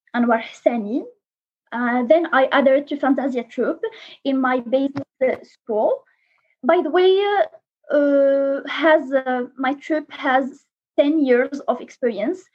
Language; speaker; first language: English; non-native, learner; Arabic